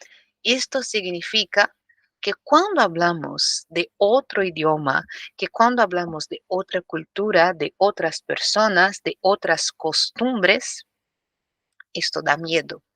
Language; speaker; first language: Spanish; non-native, fluent; Portuguese